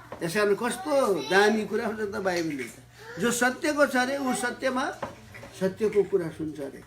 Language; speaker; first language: Nepali; native; Nepali